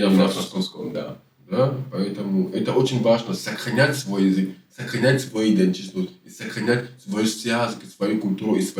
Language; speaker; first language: Russian; non-native, fluent; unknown